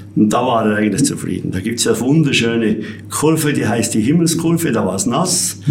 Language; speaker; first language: German; native; German